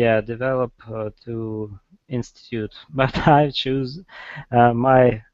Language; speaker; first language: English; non-native, fluent; Russian